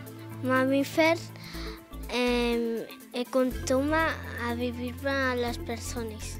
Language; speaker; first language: Catalan; non-native, local second language; Spanish